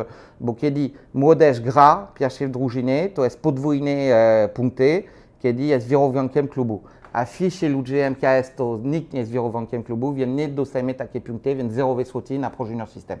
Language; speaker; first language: Polish; non-native, learner; French